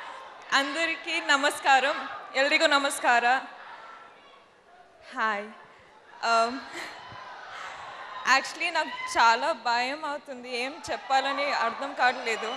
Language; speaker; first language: Telugu; non-native, learner; Kannada